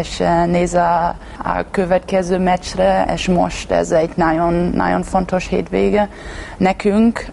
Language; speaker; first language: Hungarian; non-native, learner; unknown